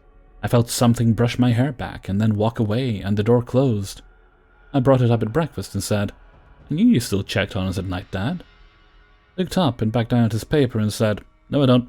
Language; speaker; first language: English; native; English